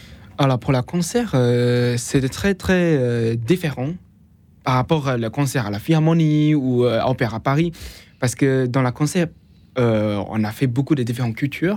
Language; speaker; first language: French; non-native, fluent; Chinese